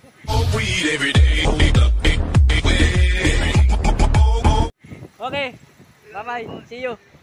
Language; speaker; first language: English; non-native, learner; Filipino